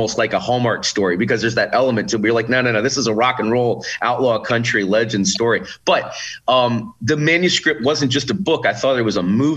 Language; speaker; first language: English; native; English